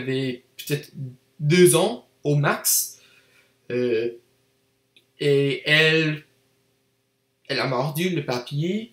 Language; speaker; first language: French; non-native, learner; English